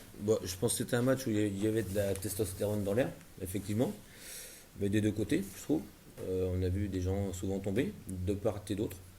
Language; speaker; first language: French; native; French